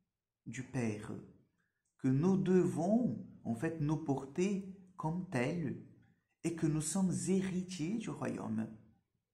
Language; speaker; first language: French; non-native, fluent; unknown